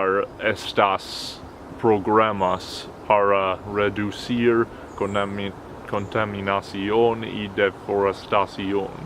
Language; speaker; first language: Spanish; non-native, learner; English